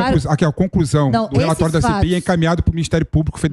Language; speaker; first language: Portuguese; native; Portuguese